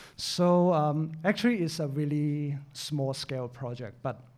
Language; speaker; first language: English; non-native, local second language; Cantonese